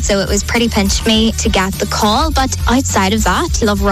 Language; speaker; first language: English; native; English